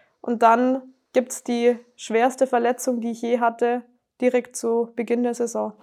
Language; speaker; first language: German; native; German